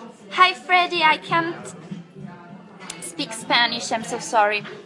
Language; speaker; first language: English; non-native, fluent; Italian